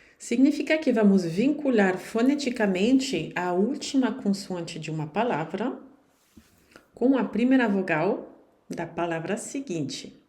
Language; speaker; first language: Portuguese; non-native, fluent; French